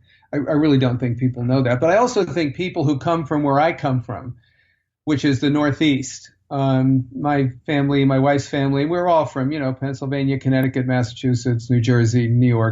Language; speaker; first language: English; native; English